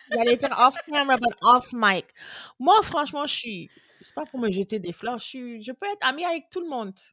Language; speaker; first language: French; non-native, local second language; Wolof